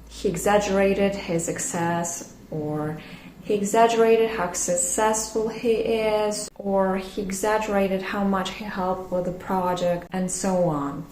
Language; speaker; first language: English; non-native, fluent; Ukrainian